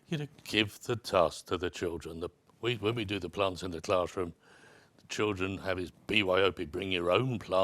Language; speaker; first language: English; native; English